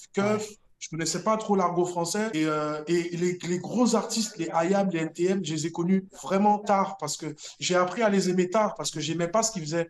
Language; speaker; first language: French; native; French